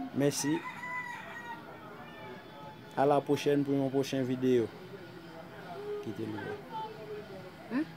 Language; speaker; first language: French; non-native, learner; Haitian Creole